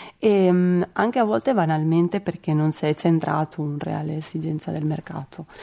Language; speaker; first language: Italian; non-native, fluent; Spanish